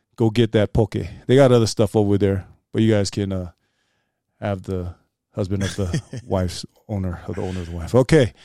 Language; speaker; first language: English; native; English